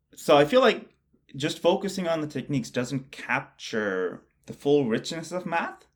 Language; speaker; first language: English; non-native, local second language; Bangla